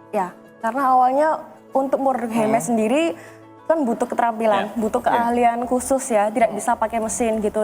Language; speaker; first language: Indonesian; native; Indonesian